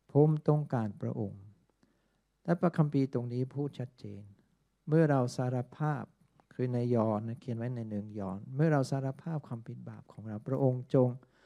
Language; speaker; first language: Thai; non-native, fluent; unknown